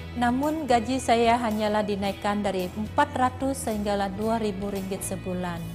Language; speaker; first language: Malay; non-native, local second language; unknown